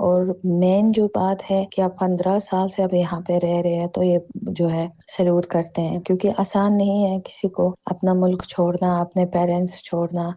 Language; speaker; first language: Urdu; non-native, fluent; Tajik